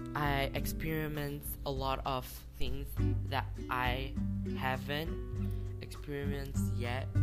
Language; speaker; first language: English; non-native, learner; Chinese